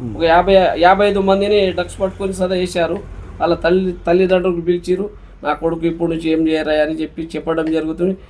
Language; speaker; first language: Telugu; non-native, local second language; Lambadi